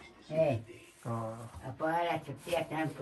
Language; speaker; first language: Spanish; native; Spanish